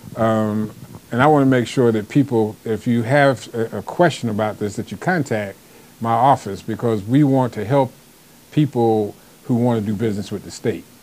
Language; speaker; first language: English; native; English